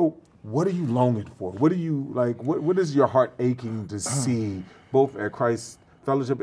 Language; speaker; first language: English; native; English